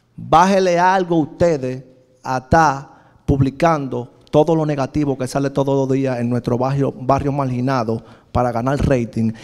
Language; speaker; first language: Spanish; native; Spanish